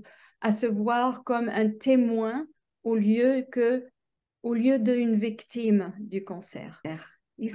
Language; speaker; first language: French; non-native, fluent; English